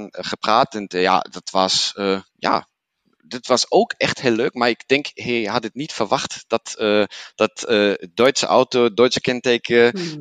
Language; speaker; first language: Dutch; non-native, learner; German